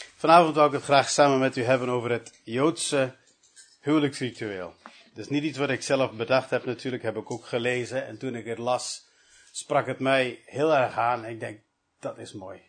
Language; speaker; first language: Dutch; early bilingual, other home language; English